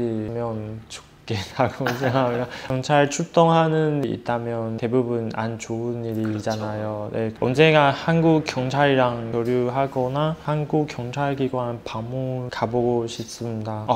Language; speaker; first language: Korean; non-native, fluent; Chinese